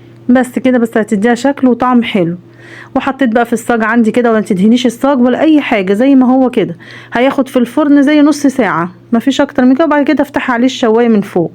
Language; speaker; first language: Arabic; native; Arabic